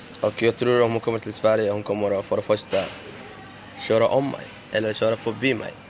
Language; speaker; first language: Swedish; early bilingual, other home language; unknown